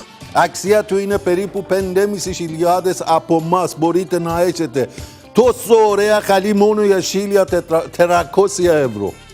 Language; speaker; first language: Greek; non-native, learner; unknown